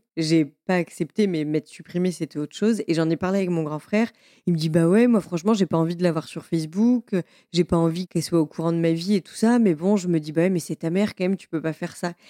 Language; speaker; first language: French; native; French